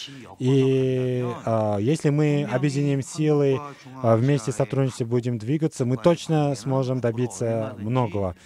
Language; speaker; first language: Russian; non-native, fluent; Korean